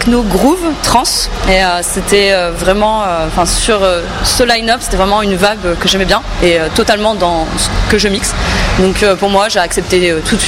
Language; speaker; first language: French; native; French